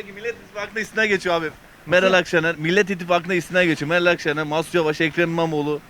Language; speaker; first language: Turkish; native; Turkish